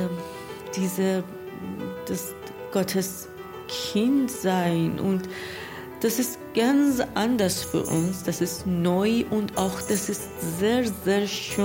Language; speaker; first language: German; non-native, learner; Persian